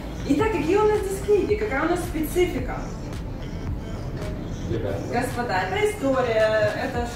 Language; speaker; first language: Russian; native; Russian